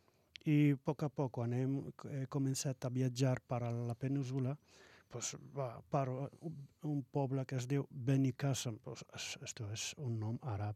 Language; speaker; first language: Catalan; non-native, fluent; Arabic